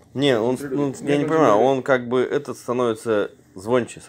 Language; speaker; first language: Russian; native; Russian